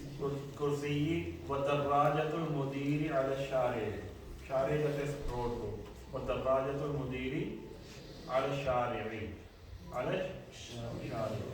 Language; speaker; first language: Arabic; non-native, fluent; Urdu